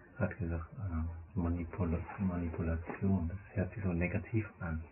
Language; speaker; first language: German; non-native, fluent; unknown